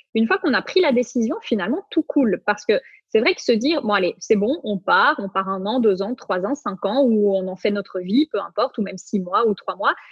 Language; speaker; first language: French; native; French